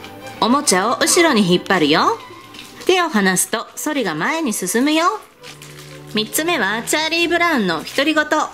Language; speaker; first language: Japanese; native; Japanese